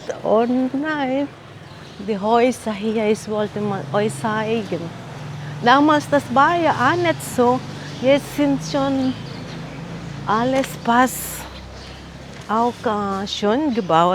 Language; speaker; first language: German; non-native, fluent; Filipino